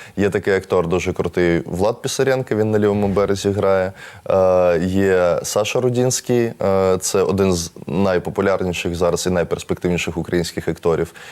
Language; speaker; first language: Ukrainian; non-native, local second language; Russian